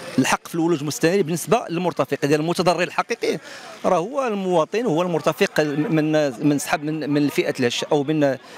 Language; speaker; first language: Arabic; native; Arabic